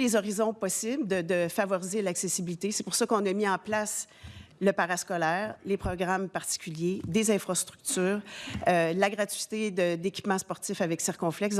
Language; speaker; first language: French; native; French